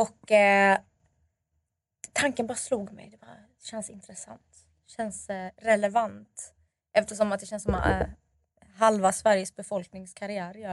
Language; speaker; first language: Swedish; native; Swedish